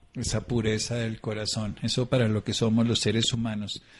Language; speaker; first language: Spanish; native; Spanish